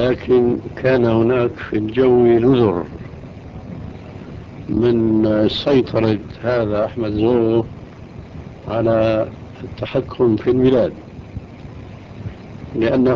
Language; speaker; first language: Arabic; native; Arabic